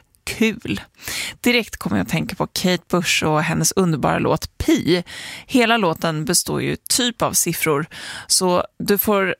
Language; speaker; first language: Swedish; native; Swedish